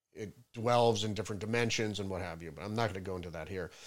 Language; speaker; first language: English; early bilingual, other home language; German